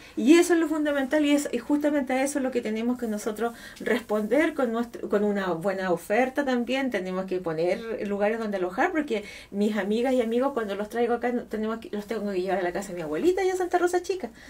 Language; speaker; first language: Spanish; native; Spanish